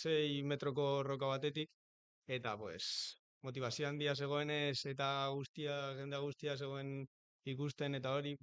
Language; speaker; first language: Basque; non-native, local second language; Spanish